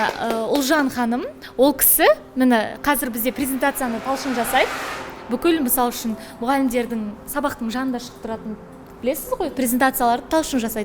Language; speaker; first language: Kazakh; native; Kazakh